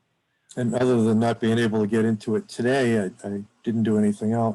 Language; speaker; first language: English; native; English